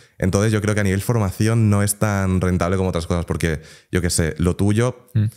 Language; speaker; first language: Spanish; native; Spanish